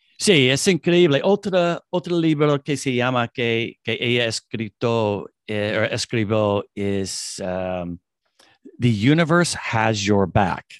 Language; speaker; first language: Spanish; non-native, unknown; English